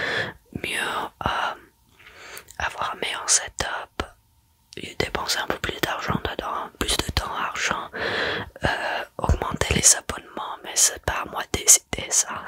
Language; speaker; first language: French; early bilingual, heritage; French